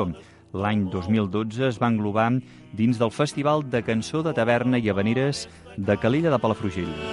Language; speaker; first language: Catalan; native; Catalan